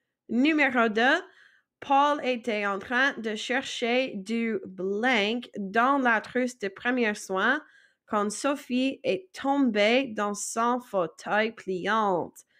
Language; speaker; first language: French; non-native, fluent; English